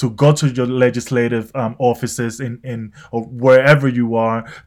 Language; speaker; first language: English; native; English